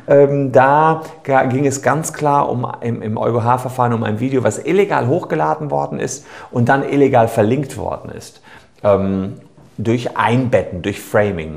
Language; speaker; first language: German; native; German